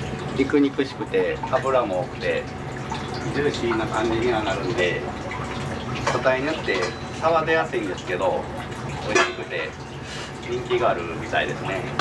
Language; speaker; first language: Japanese; native; Japanese